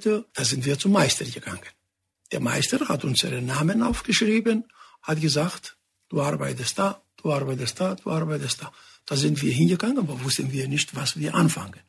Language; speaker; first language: German; non-native, fluent; Greek